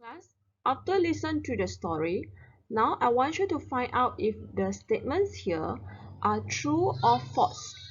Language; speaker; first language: English; non-native, local second language; Chinese